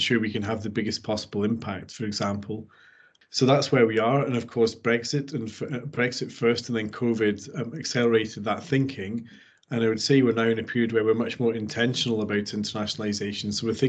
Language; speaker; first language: English; native; English